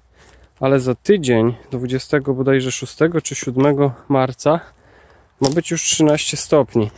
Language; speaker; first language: Polish; native; Polish